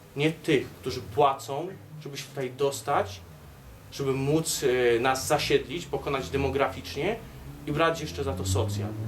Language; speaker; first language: Polish; native; Polish